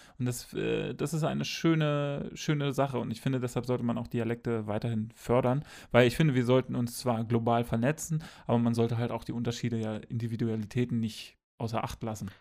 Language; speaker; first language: German; native; German